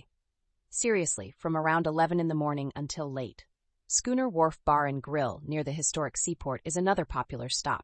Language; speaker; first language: English; native; English